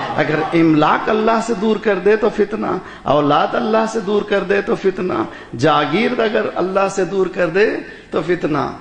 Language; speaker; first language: Urdu; native; Urdu